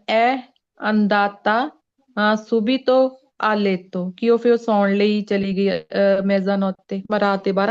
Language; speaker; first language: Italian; non-native, learner; Punjabi